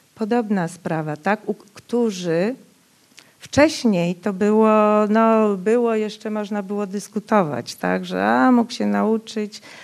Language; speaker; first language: Polish; non-native, local second language; Rusyn